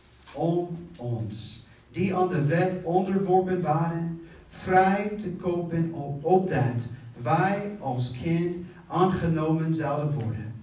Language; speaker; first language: Dutch; non-native, fluent; English